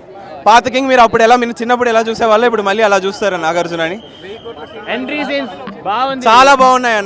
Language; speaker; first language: Telugu; non-native, local second language; Tamil